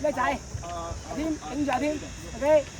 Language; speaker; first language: Cantonese; native; Cantonese